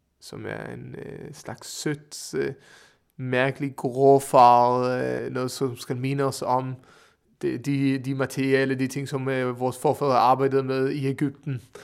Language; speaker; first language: Danish; non-native, fluent; Hebrew